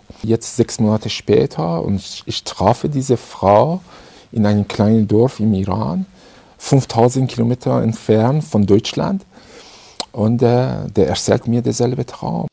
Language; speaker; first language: German; non-native, fluent; Persian